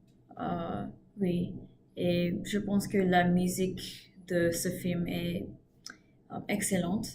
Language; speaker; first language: French; non-native, learner; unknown